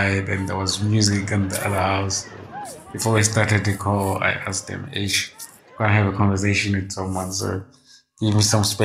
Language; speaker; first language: English; non-native, local second language; Zulu